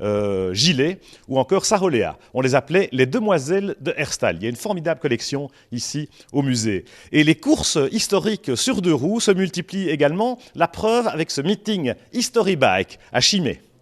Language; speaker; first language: French; native; French